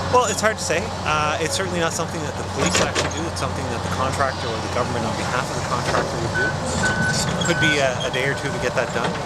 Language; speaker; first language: English; native; English